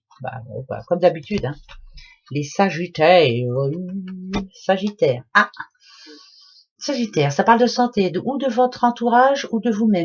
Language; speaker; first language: French; native; French